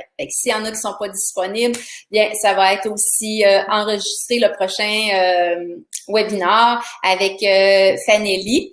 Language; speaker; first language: French; native; French